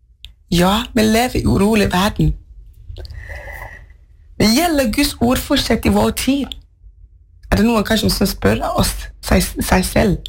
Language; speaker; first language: Norwegian; non-native, fluent; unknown